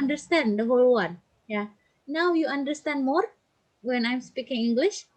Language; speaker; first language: English; non-native, fluent; Indonesian